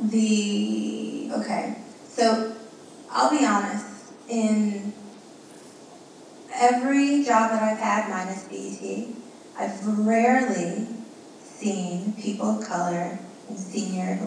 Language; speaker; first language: English; early bilingual, other home language; Spanish